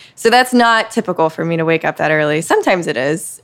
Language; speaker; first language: English; native; English